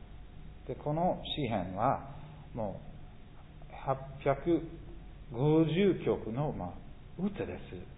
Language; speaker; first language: Japanese; non-native, fluent; English